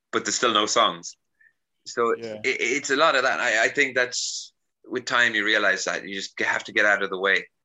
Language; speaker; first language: English; native; English